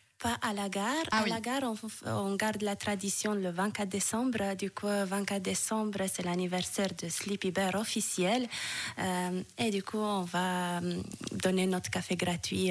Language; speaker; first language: French; non-native, fluent; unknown